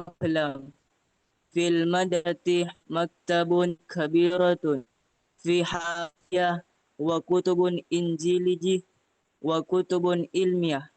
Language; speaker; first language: Arabic; non-native, learner; Indonesian